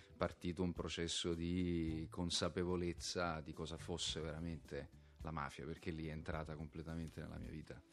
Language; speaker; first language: Italian; native; Italian